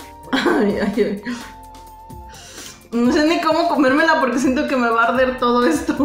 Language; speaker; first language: Spanish; native; Spanish